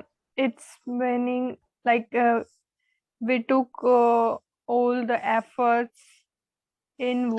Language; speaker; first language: English; non-native, learner; Hindi